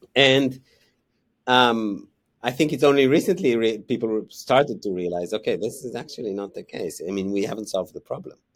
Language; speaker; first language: English; non-native, fluent; Hebrew